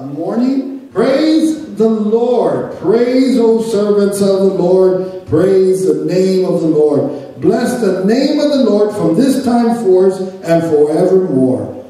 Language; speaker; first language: English; early bilingual, other home language; Spanish